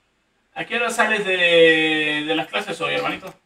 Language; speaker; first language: Spanish; native; Spanish